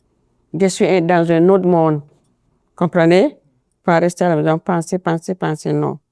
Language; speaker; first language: French; non-native, fluent; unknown